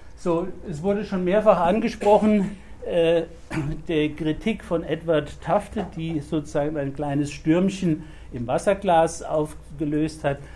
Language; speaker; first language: German; native; German